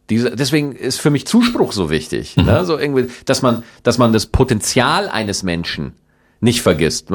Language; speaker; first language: German; native; German